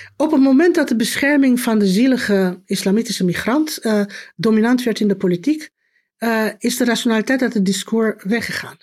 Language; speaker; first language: Dutch; non-native, fluent; Romanian